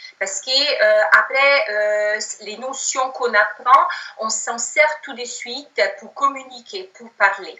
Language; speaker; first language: French; non-native, fluent; Italian